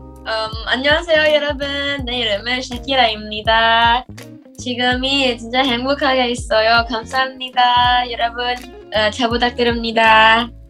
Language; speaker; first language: Korean; non-native, learner; Indonesian